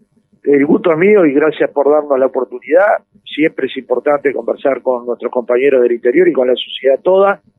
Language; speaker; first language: Spanish; native; Spanish